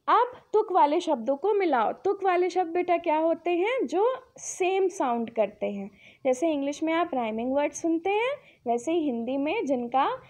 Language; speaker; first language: Hindi; native; Hindi